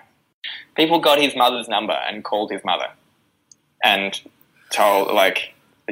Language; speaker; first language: English; native; English